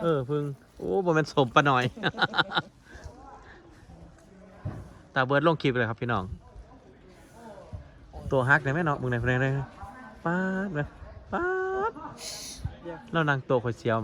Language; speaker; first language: Thai; non-native, local second language; Northeastern Thai